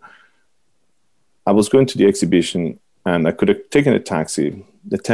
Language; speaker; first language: English; non-native, fluent; Italian